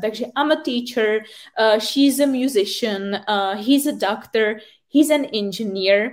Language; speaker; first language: English; non-native, fluent; Czech